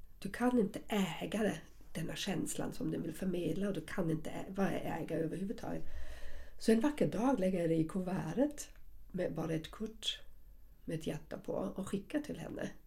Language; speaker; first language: Swedish; non-native, fluent; German